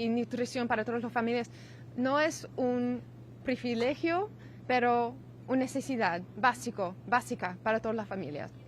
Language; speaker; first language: Spanish; non-native, learner; English